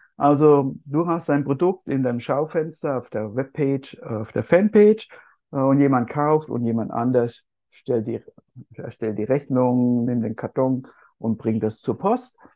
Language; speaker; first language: German; native; German